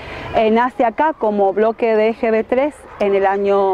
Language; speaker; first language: Spanish; native; Spanish